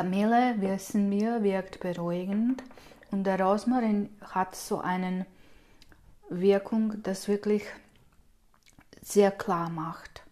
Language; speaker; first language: German; non-native, fluent; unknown